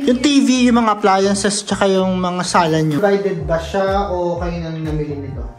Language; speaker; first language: Filipino; native; Filipino